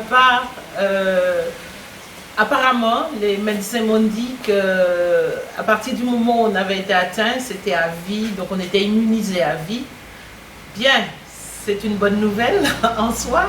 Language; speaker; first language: French; native; French